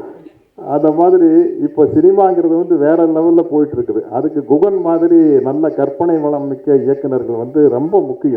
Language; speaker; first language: Tamil; native; Tamil